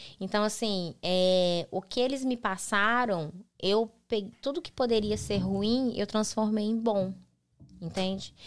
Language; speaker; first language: Portuguese; native; Portuguese